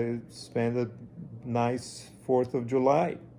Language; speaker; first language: English; non-native, fluent; Portuguese